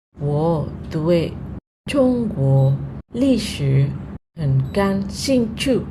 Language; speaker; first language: Chinese; non-native, fluent; Indonesian